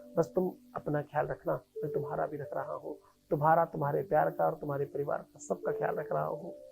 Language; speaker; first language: Hindi; native; Hindi